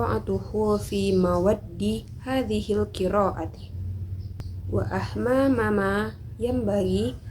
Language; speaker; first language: Arabic; non-native, learner; Indonesian